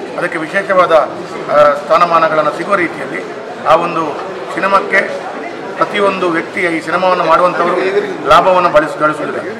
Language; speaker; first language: Kannada; non-native, local second language; Konkani